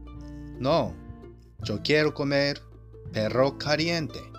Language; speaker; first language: Spanish; non-native, fluent; Japanese